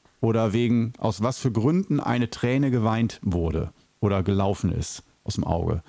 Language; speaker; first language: German; native; German